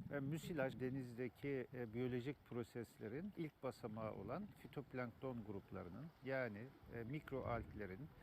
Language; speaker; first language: Turkish; native; Turkish